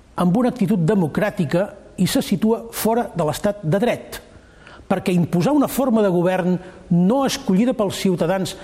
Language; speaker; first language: Catalan; native; Catalan